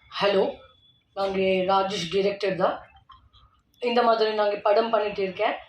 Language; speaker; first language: Tamil; non-native, learner; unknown